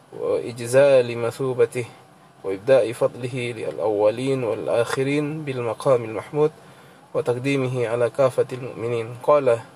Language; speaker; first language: Arabic; non-native, fluent; Indonesian